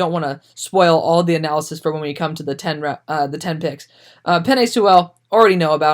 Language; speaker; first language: English; native; English